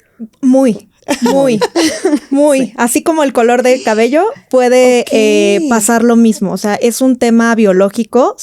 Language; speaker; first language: Spanish; native; Spanish